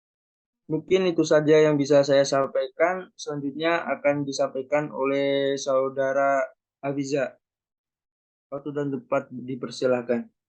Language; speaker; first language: Indonesian; native; Indonesian